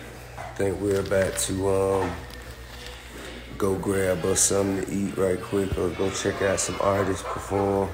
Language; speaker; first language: English; native; English